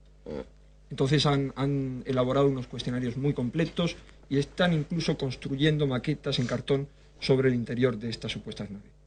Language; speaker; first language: Spanish; native; Spanish